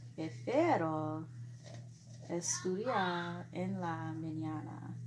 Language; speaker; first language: Spanish; non-native, learner; English